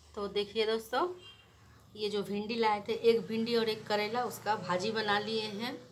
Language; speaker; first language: Hindi; native; Hindi